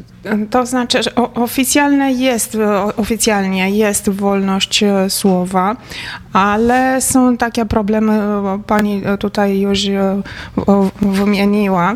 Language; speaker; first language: Polish; non-native, fluent; Romanian